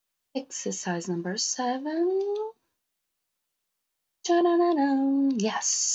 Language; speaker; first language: English; non-native, learner; Portuguese